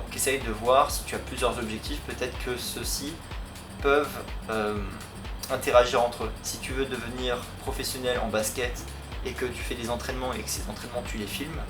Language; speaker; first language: French; native; French